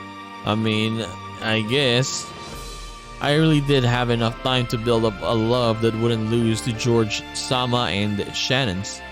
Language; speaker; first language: English; native; English